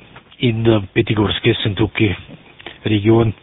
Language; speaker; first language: Russian; non-native, learner; German